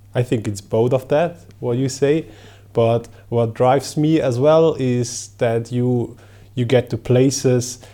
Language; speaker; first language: English; non-native, fluent; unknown